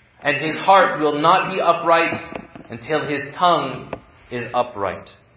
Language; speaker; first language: English; native; English